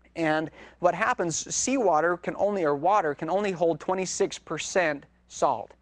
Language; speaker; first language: English; native; English